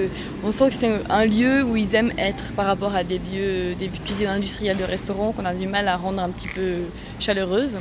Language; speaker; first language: French; native; French